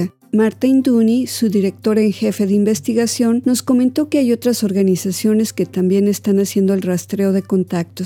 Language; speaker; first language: Spanish; native; Spanish